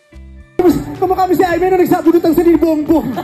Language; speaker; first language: Filipino; native; Filipino